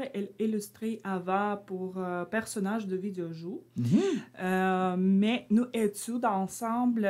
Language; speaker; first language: French; non-native, learner; Ukrainian